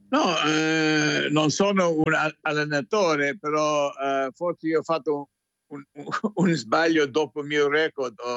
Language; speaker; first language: Italian; non-native, fluent; English